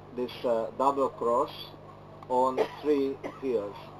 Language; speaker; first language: English; non-native, fluent; Hungarian